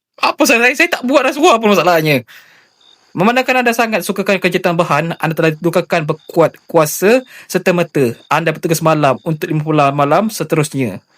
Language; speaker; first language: Malay; native; Malay